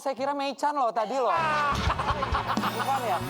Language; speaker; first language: Indonesian; native; Indonesian